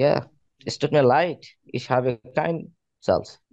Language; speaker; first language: German; non-native, fluent; Bangla